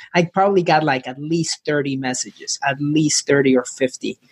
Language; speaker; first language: English; early bilingual, other home language; Spanish